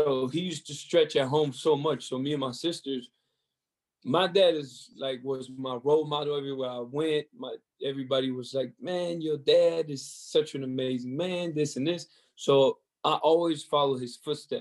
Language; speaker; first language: English; non-native, fluent; French